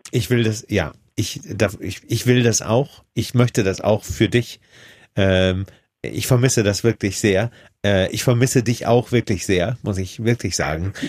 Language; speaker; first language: German; native; German